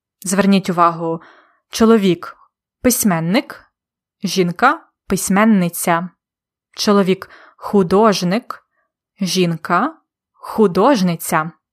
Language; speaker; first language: Ukrainian; native; Ukrainian